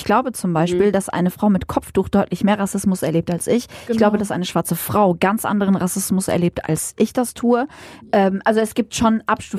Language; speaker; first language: German; early bilingual, other home language; Arabic